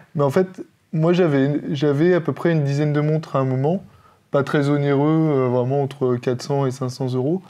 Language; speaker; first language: French; native; French